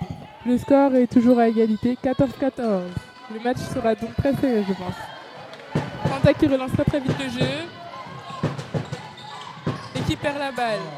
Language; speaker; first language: French; native; French